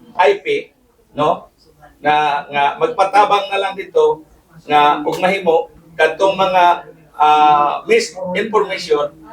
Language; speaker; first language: Cebuano; non-native, local second language; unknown